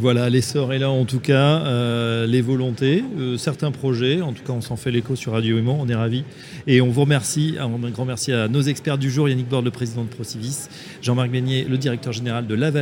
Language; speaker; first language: French; native; French